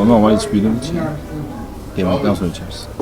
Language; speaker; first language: Turkish; native; Turkish